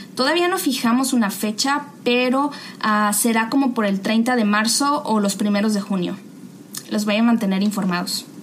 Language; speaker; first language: Spanish; native; Spanish